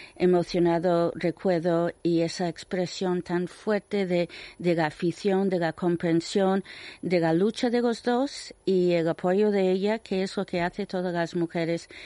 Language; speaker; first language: Spanish; non-native, fluent; English